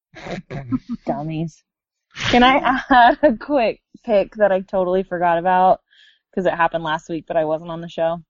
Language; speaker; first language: English; native; English